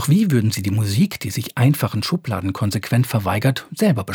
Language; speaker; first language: German; native; German